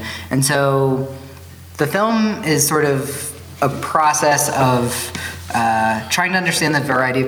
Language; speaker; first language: English; native; English